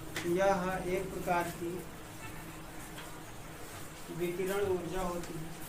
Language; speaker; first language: Hindi; native; Hindi